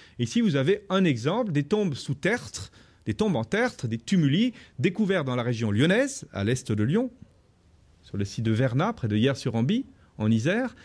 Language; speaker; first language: French; native; French